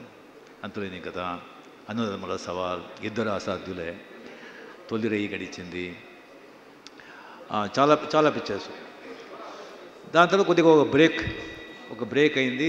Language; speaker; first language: Telugu; non-native, local second language; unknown